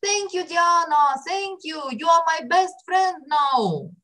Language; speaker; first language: English; non-native, fluent; Ukrainian